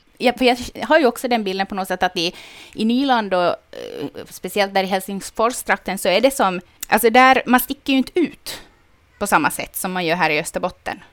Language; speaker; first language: Swedish; native; Swedish